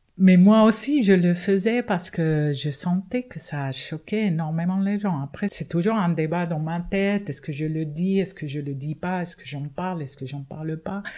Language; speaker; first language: French; non-native, fluent; Spanish